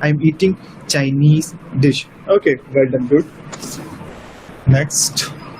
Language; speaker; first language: English; non-native, local second language; Urdu